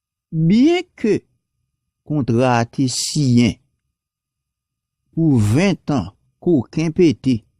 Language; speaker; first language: French; non-native, local second language; Haitian Creole